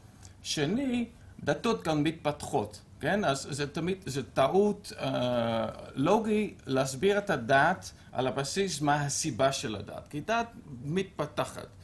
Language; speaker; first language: Hebrew; non-native, fluent; Dutch